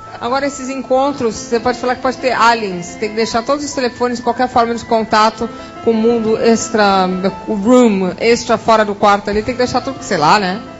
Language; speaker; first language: Portuguese; native; Portuguese